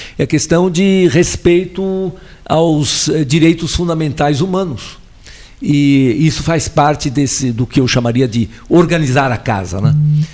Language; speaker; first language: Portuguese; early bilingual, other home language; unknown